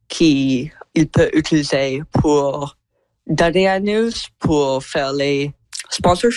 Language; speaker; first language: French; non-native, learner; English